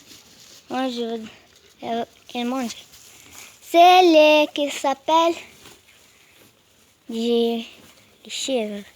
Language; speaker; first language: French; non-native, learner; Arabic